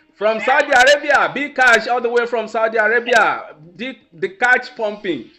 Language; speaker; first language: English; non-native, local second language; Yoruba